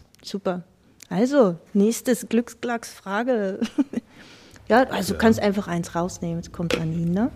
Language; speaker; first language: German; native; German